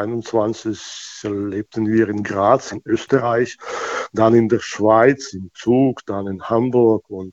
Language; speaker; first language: German; non-native, fluent; Russian